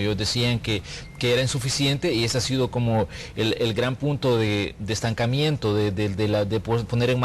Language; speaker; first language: Spanish; native; Spanish